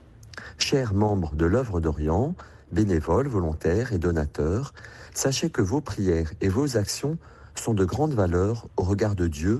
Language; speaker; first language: French; native; French